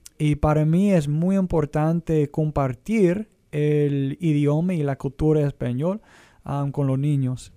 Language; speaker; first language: Spanish; non-native, fluent; English